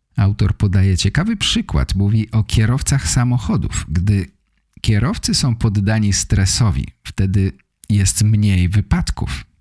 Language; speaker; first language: Polish; native; Polish